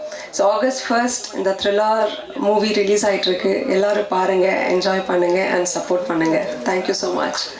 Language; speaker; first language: Tamil; non-native, local second language; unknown